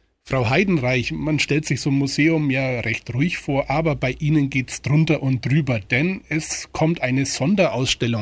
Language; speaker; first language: German; native; German